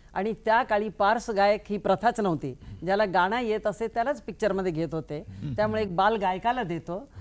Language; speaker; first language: Marathi; non-native, local second language; Hindi